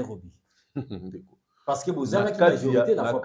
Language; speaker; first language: French; non-native, local second language; Lingala